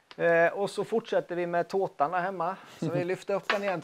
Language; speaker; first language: Swedish; native; Swedish